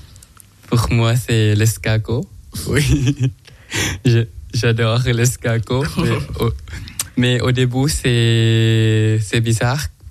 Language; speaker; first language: French; non-native, learner; Thai